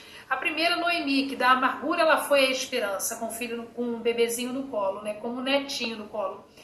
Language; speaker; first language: Portuguese; native; Portuguese